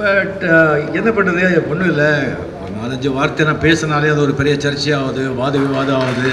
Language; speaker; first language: Tamil; non-native, fluent; Marathi